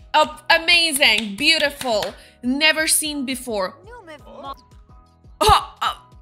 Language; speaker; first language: English; non-native, fluent; Slovak